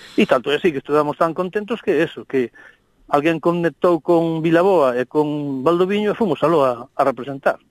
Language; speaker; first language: Galician; non-native, local second language; Spanish